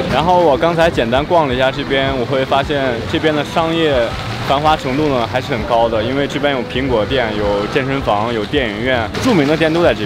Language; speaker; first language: Chinese; native; Chinese